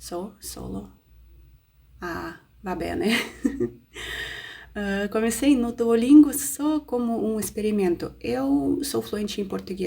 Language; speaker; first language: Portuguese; non-native, fluent; Russian